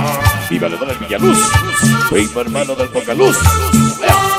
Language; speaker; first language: Spanish; native; Spanish